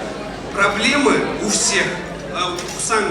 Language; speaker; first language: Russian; non-native, local second language; Kyrgyz